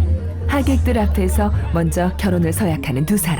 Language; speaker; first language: Korean; native; Korean